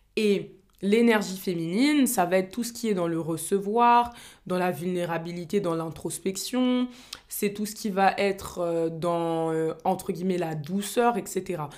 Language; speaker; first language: French; native; French